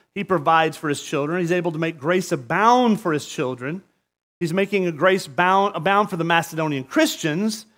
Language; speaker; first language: English; native; English